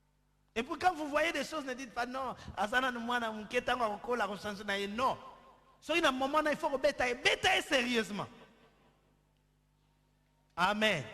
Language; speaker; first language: French; non-native, local second language; Lingala